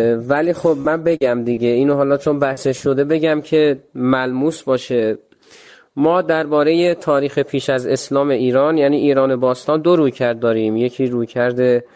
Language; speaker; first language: Persian; native; Persian